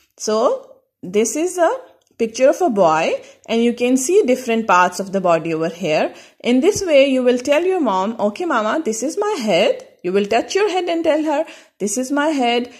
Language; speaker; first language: English; non-native, local second language; Urdu